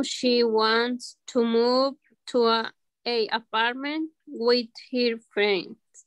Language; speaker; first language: English; non-native, learner; Spanish